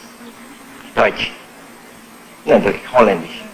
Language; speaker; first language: German; non-native, fluent; Indonesian